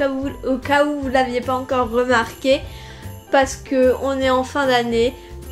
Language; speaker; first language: French; native; French